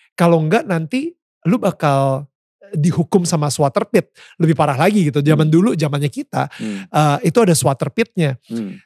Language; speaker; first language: Indonesian; native; Indonesian